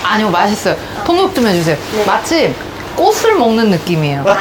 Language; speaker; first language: Korean; native; Korean